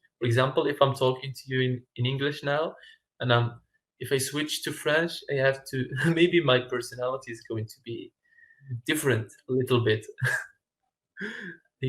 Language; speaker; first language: English; non-native, fluent; Arabic